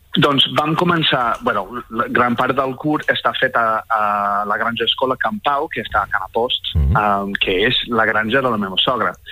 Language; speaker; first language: Catalan; non-native, fluent; English